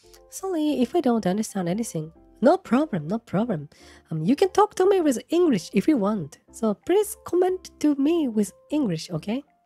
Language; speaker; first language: English; non-native, learner; Japanese